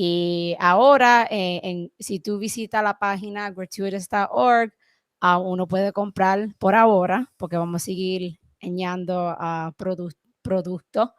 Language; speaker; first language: Spanish; early bilingual, heritage; English